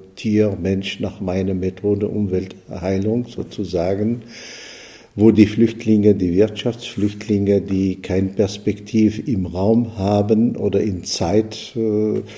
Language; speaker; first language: German; non-native, fluent; Arabic